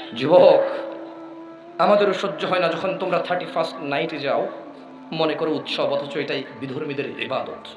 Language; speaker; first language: Bangla; early bilingual, heritage; Bangla